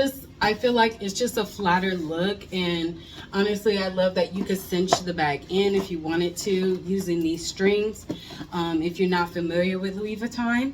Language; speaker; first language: English; native; English